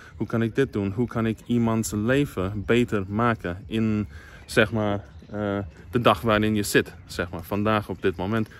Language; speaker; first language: Dutch; non-native, fluent; English